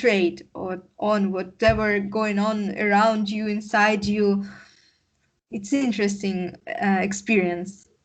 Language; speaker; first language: English; non-native, learner; Russian